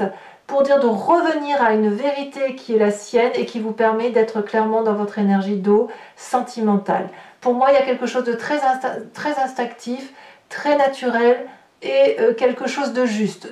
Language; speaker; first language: French; native; French